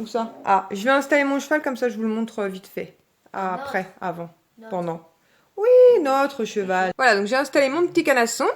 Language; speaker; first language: French; native; French